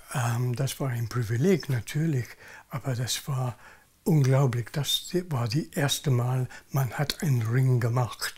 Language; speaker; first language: German; non-native, learner; English